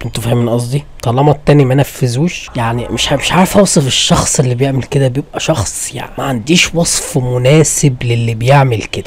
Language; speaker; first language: Arabic; native; Arabic